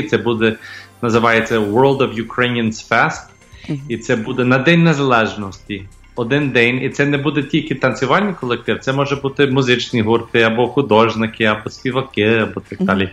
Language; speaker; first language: Ukrainian; early bilingual, heritage; English